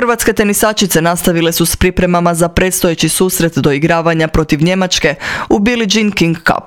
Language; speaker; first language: Croatian; native; Croatian